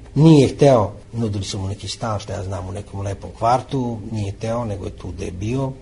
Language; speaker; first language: Serbian; native; Serbian